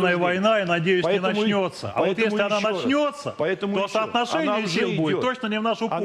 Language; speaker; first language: Russian; native; Russian